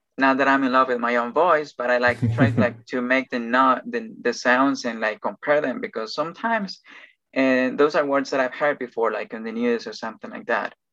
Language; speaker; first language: English; non-native, fluent; Spanish